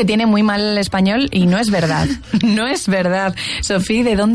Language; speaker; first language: Spanish; native; Spanish